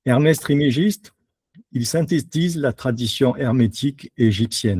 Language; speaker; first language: French; native; French